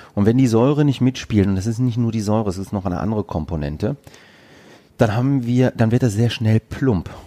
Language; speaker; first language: German; early bilingual, other home language; Greek